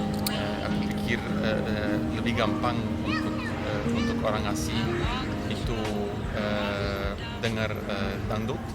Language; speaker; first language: Indonesian; non-native, fluent; Polish